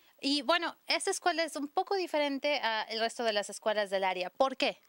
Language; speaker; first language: Spanish; native; Spanish